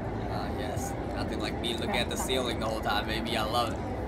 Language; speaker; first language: English; native; English